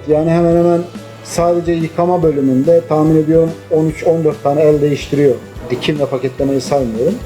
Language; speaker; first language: Turkish; native; Turkish